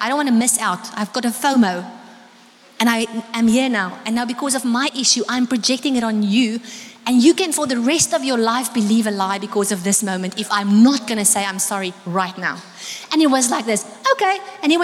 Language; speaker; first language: English; non-native, local second language; Afrikaans